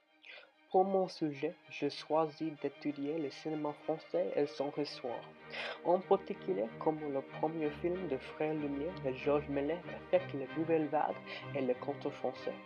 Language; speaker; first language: French; non-native, learner; English